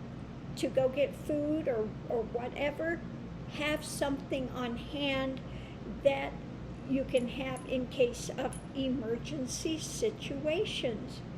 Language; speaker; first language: English; native; English